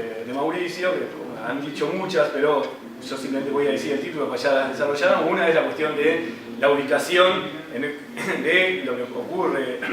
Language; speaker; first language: Spanish; native; Spanish